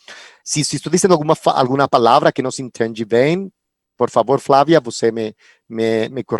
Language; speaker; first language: Portuguese; non-native, fluent; Spanish